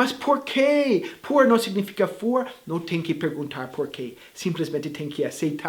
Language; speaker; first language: Portuguese; non-native, fluent; English